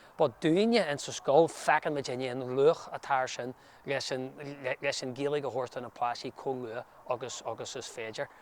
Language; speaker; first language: Irish; non-native, local second language; English